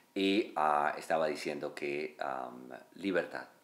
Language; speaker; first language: Spanish; native; Spanish